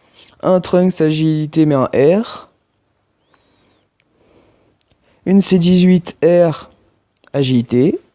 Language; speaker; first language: French; native; French